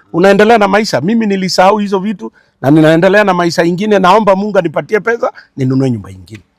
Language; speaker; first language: Swahili; non-native, local second language; Luo (Kenya and Tanzania)